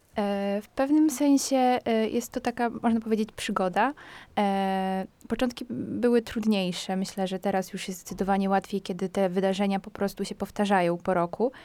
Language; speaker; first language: Polish; native; Polish